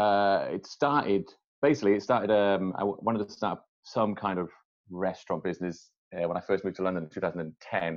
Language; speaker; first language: English; native; English